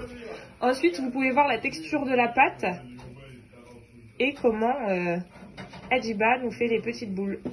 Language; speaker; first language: French; early bilingual, other home language; Arabic